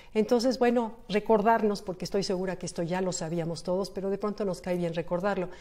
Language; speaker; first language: Spanish; native; Spanish